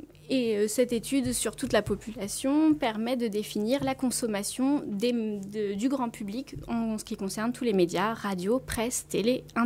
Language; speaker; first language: French; native; French